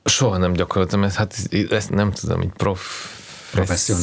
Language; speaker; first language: Hungarian; non-native, fluent; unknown